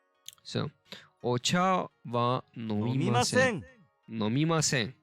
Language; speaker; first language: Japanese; non-native, learner; Turkish